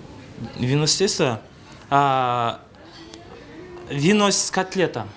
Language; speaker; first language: Russian; non-native, local second language; Kyrgyz